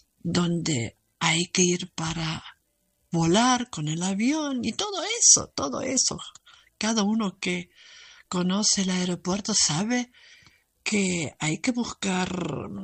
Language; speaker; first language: Spanish; non-native, fluent; German